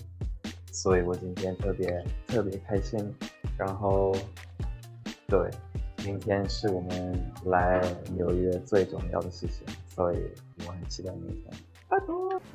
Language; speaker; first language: Chinese; non-native, fluent; English